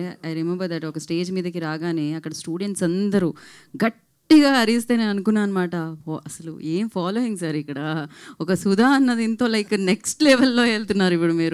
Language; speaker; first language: Telugu; native; Telugu